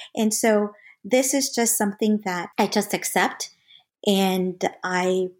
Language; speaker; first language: English; native; English